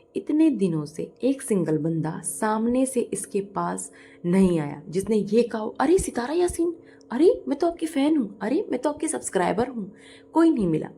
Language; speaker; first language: Hindi; native; Hindi